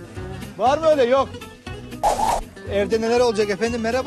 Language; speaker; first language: Turkish; native; Turkish